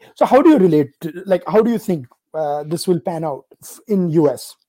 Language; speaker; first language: English; non-native, local second language; Gujarati